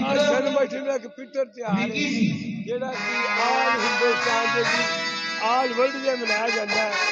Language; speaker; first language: Hindi; non-native, local second language; Punjabi